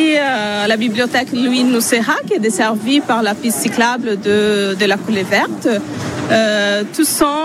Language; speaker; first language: French; non-native, fluent; Portuguese